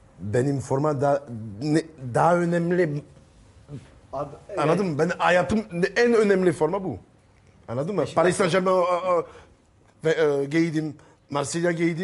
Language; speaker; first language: Turkish; non-native, learner; French